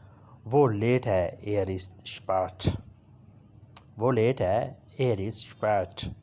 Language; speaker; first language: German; non-native, learner; Urdu